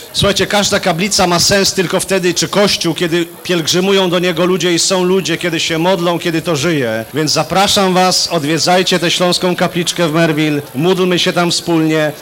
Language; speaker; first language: Polish; native; Polish